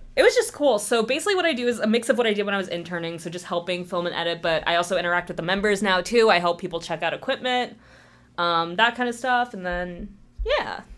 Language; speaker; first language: English; native; English